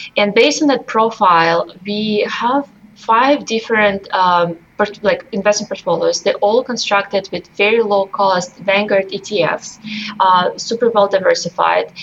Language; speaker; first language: English; non-native, fluent; Russian